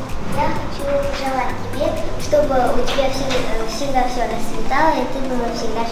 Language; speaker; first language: Russian; non-native, local second language; Kazakh